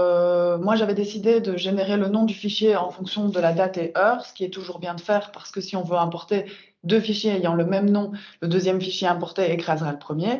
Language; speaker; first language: French; native; French